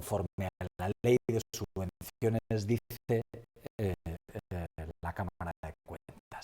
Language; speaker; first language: Spanish; native; Spanish